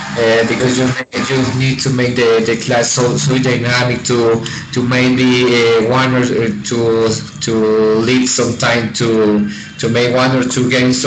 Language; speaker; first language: English; non-native, fluent; Spanish